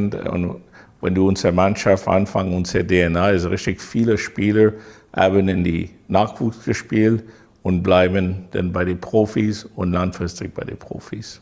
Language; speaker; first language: German; non-native, fluent; English